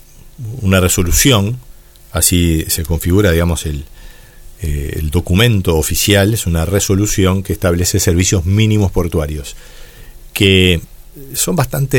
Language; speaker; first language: Spanish; native; Spanish